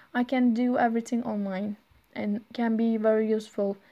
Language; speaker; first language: English; non-native, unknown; Turkish